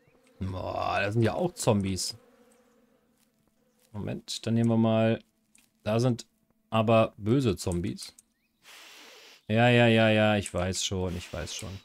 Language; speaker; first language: German; native; German